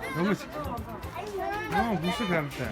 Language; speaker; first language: Korean; non-native, learner; Mongolian